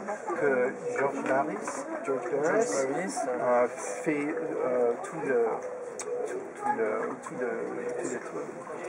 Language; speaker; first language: French; non-native, fluent; English